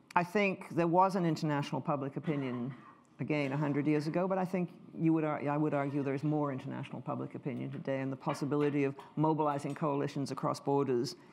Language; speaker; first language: English; native; English